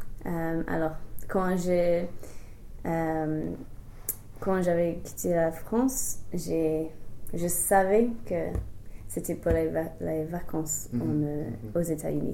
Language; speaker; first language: French; non-native, fluent; English